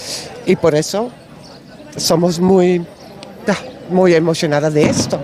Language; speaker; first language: Spanish; non-native, learner; Dutch